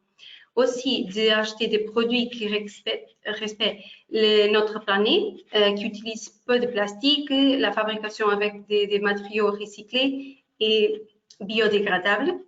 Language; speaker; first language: French; non-native, fluent; Portuguese